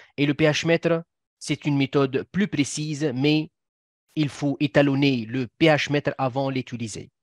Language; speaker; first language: French; non-native, local second language; Arabic